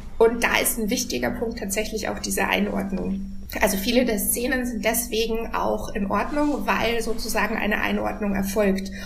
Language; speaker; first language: German; native; German